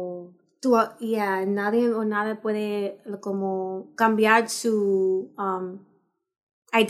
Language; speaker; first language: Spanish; early bilingual, heritage; Spanish